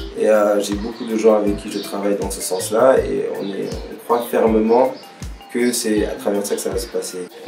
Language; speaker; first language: French; non-native, local second language; Wolof